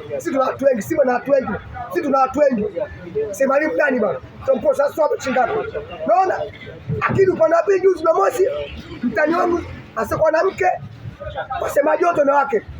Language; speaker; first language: Swahili; native; Swahili